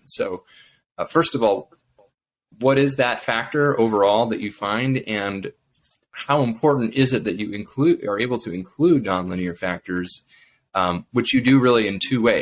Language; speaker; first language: English; native; English